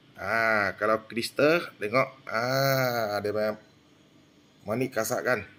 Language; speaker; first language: Malay; non-native, local second language; Min Nan Chinese